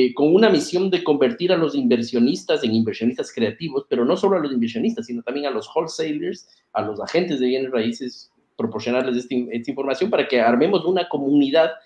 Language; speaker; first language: Spanish; native; Spanish